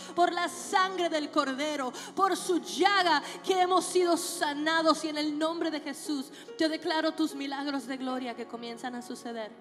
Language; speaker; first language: Spanish; early bilingual, other home language; English